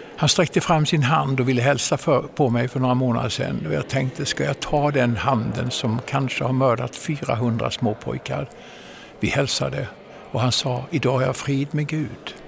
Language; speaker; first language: Swedish; native; Swedish